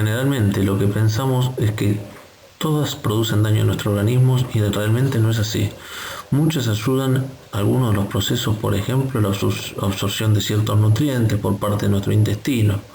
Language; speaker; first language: Spanish; native; Spanish